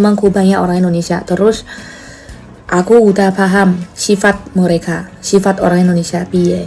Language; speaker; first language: Indonesian; non-native, fluent; Chinese